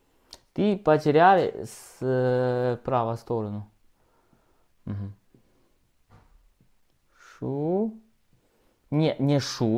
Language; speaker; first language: Russian; non-native, learner; Chinese